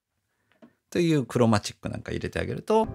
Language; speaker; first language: Japanese; native; Japanese